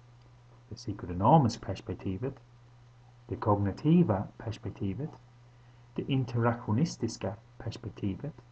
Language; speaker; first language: Swedish; non-native, fluent; English